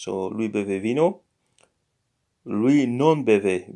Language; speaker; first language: Italian; non-native, fluent; English